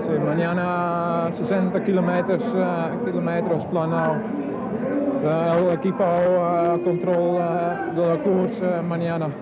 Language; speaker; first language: Spanish; non-native, learner; Dutch